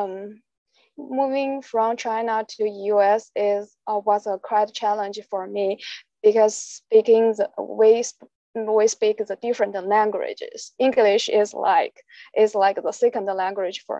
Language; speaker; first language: English; non-native, learner; Chinese